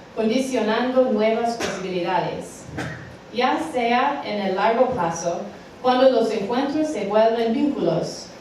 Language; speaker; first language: Spanish; non-native, fluent; English